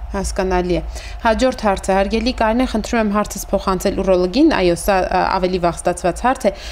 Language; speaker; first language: Armenian; native; Armenian